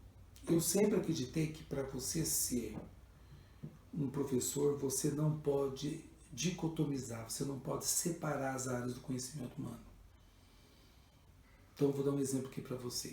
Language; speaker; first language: Portuguese; native; Portuguese